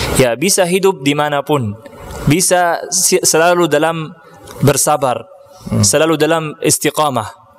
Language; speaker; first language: Malay; non-native, fluent; Arabic